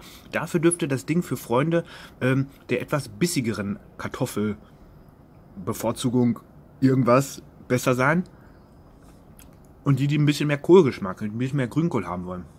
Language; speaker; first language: German; native; German